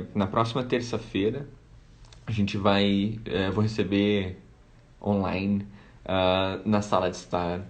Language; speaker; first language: Portuguese; native; Portuguese